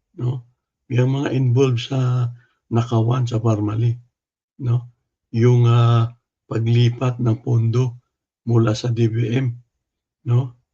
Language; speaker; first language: Filipino; non-native, local second language; Cebuano